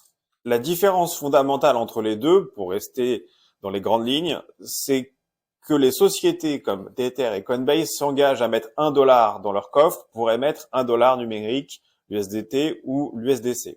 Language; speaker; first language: French; native; French